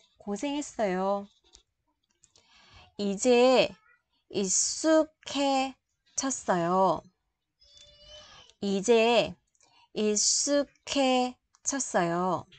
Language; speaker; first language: Korean; non-native, fluent; Vietnamese